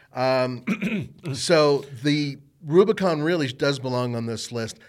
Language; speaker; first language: English; native; English